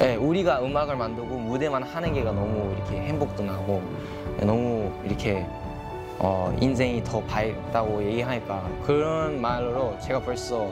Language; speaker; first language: Korean; non-native, learner; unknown